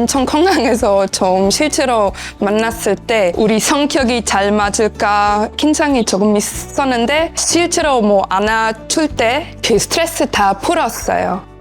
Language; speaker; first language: Korean; non-native, learner; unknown